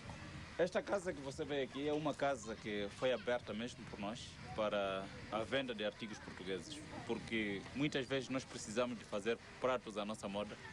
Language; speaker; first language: Portuguese; native; Portuguese